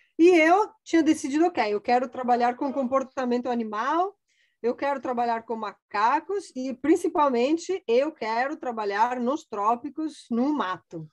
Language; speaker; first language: Portuguese; non-native, fluent; Italian